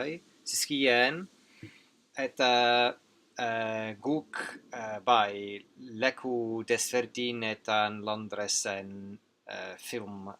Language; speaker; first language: Basque; non-native, learner; English